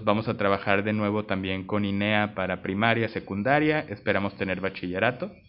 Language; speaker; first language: Spanish; native; Spanish